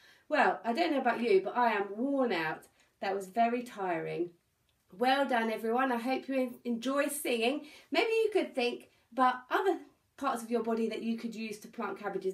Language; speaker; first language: English; native; English